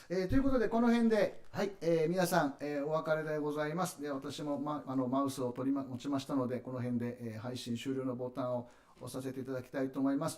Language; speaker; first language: Japanese; native; Japanese